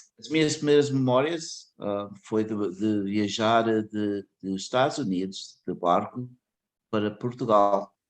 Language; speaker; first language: Portuguese; early bilingual, heritage; English